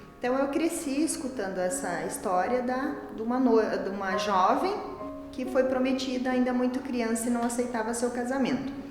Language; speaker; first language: Portuguese; native; Portuguese